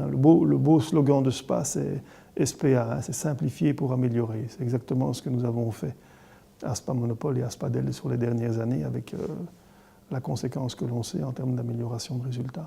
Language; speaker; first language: French; native; French